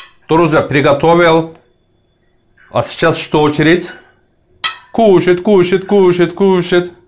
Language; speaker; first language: Russian; non-native, learner; Turkish